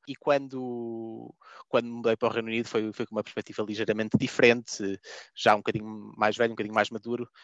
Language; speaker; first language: Portuguese; native; Portuguese